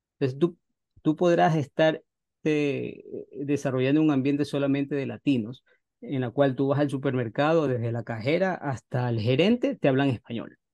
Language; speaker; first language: Spanish; native; Spanish